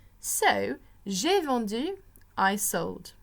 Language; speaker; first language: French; non-native, fluent; English